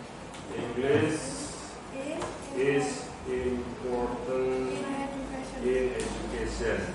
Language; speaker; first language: English; non-native, fluent; Indonesian